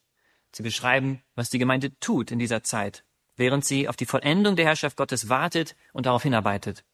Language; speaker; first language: German; native; German